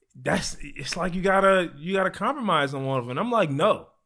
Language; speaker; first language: English; native; English